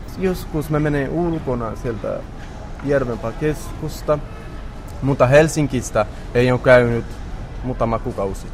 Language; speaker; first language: Finnish; non-native, learner; Romany